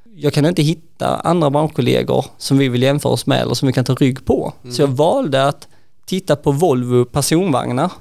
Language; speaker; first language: Swedish; native; Swedish